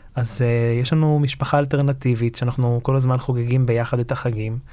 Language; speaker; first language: Hebrew; early bilingual, other home language; Arabic